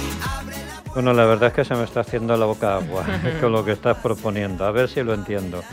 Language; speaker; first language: Spanish; native; Spanish